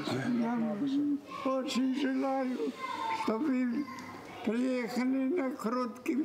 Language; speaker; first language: Russian; non-native, fluent; Polish